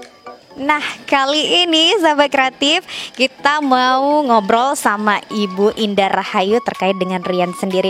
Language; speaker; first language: Indonesian; native; Indonesian